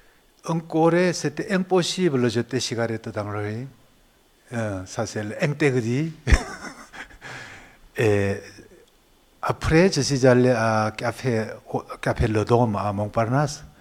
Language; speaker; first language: French; non-native, learner; Korean